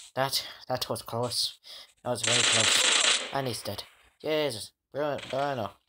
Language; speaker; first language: English; native; English